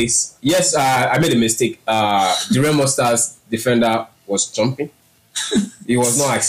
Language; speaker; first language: English; non-native, local second language; Yoruba